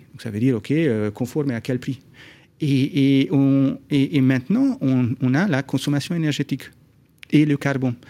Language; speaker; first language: French; non-native, fluent; Hungarian